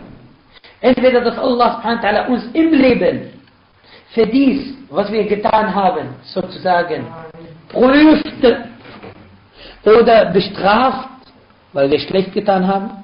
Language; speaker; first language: German; non-native, fluent; Arabic